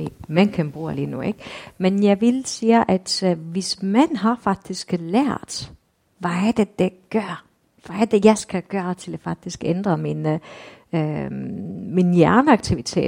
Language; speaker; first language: Danish; non-native, fluent; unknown